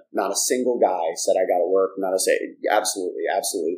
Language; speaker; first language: English; native; English